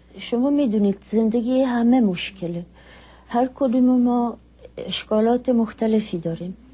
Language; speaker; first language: Persian; non-native, fluent; Czech